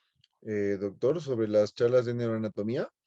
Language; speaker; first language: Spanish; native; Spanish